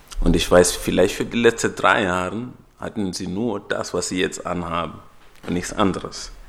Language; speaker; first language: German; non-native, fluent; Swahili